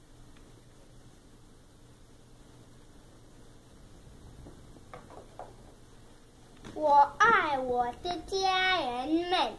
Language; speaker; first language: Chinese; non-native, learner; English